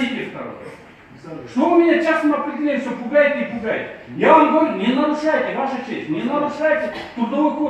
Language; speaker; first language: Russian; non-native, local second language; Kyrgyz